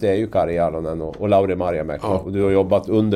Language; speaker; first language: Swedish; native; Swedish